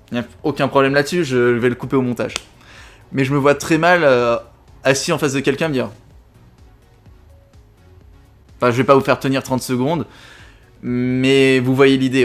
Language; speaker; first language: French; native; French